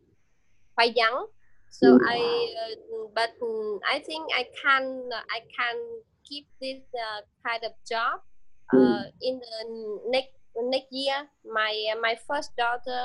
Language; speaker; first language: English; non-native, learner; Vietnamese